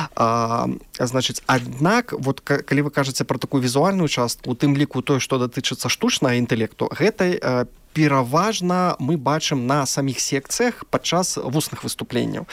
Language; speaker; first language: Belarusian; non-native, local second language; Russian